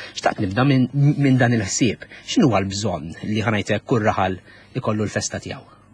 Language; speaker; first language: Maltese; native; Maltese